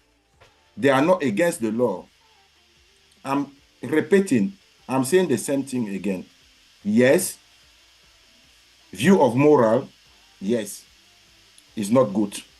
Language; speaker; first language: English; non-native, learner; French